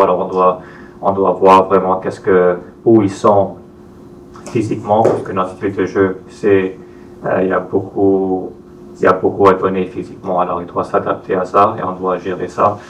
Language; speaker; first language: French; non-native, fluent; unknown